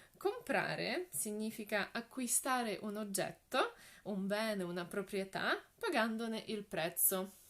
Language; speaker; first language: Italian; non-native, fluent; Polish